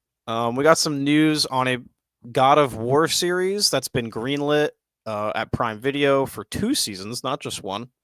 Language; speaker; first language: English; native; English